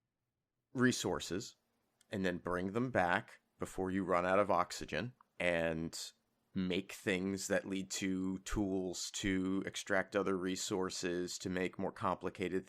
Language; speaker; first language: English; native; English